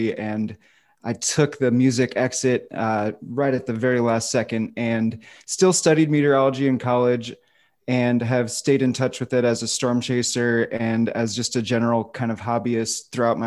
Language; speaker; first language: English; native; English